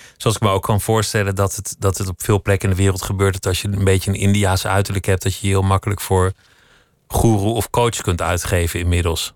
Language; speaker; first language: Dutch; native; Dutch